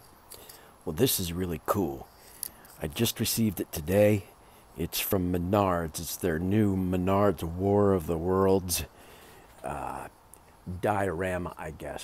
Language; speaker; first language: English; native; English